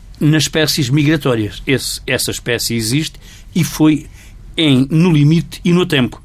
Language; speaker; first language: Portuguese; native; Portuguese